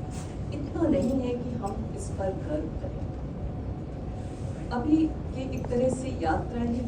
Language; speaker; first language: Hindi; native; Hindi